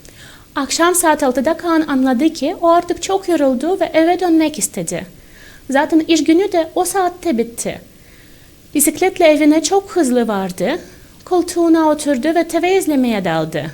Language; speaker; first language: Turkish; non-native, fluent; Russian